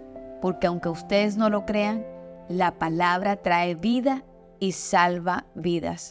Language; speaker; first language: Spanish; native; Spanish